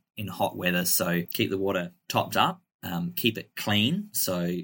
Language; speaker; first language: English; native; English